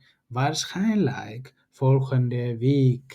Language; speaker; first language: Dutch; non-native, fluent; Tigrinya